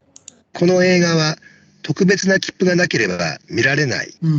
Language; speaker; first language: Japanese; non-native, learner; Indonesian